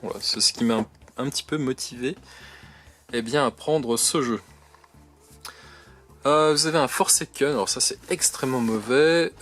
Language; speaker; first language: French; native; French